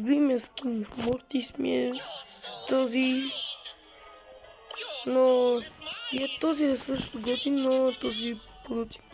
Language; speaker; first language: Bulgarian; native; Bulgarian